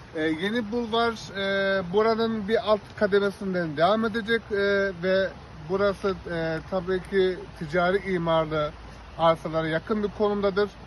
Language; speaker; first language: Turkish; native; Turkish